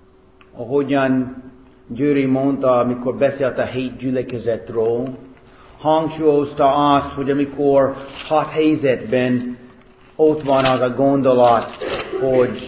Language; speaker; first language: Hungarian; non-native, fluent; English